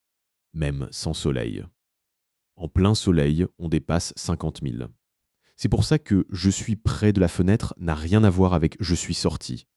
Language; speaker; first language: French; native; French